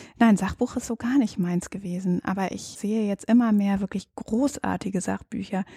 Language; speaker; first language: German; native; German